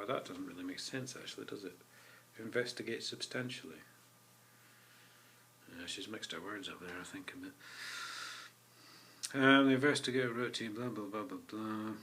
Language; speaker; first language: English; native; English